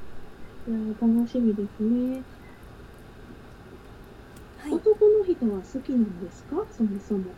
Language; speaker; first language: Japanese; native; Japanese